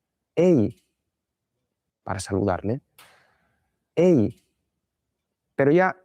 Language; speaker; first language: Spanish; native; Spanish